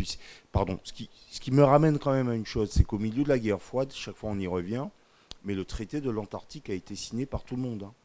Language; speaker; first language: French; native; French